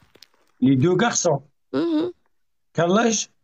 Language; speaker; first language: French; non-native, learner; Arabic